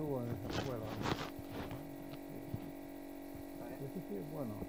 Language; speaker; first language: Spanish; non-native, learner; Slovenian